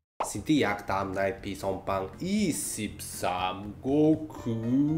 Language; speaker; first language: Thai; non-native, fluent; Japanese